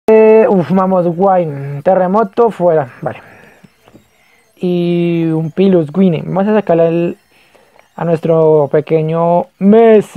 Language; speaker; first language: Spanish; native; Spanish